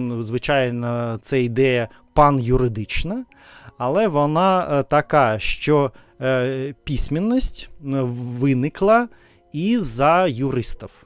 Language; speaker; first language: Ukrainian; non-native, learner; Russian